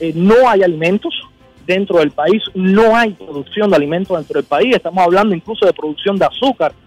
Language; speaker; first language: Spanish; native; Spanish